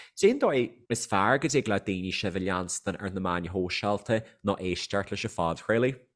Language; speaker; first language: Irish; native; Irish